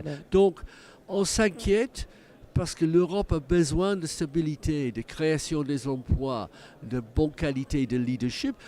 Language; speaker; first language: French; non-native, fluent; English